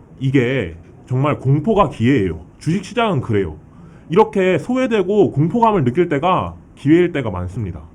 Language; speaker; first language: Korean; early bilingual, heritage; Korean